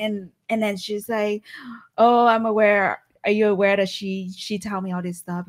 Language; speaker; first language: English; non-native, fluent; Vietnamese